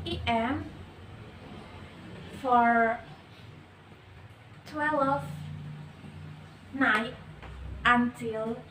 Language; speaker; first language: English; non-native, learner; Indonesian